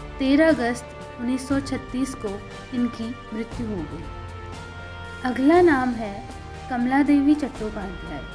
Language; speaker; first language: Hindi; native; Hindi